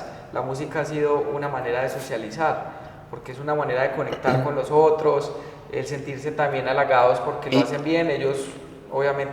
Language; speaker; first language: Spanish; native; Spanish